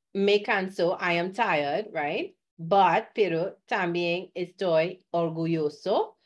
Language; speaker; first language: Spanish; non-native, fluent; English